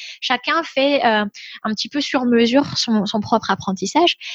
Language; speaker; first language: French; native; French